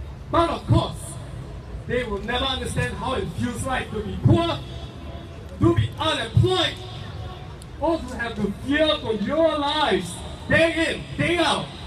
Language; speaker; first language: English; native; English